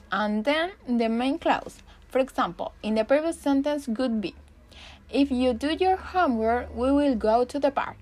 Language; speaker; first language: English; non-native, learner; Spanish